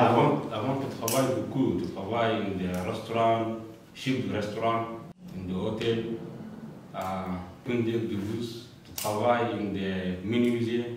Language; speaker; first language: French; non-native, learner; Arabic